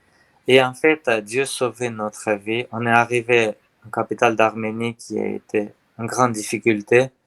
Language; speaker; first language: French; non-native, learner; Armenian